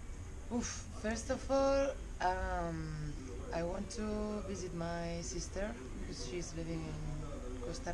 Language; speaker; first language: English; non-native, learner; Spanish